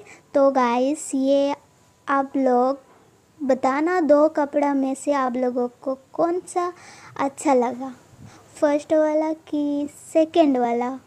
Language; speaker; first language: Hindi; non-native, local second language; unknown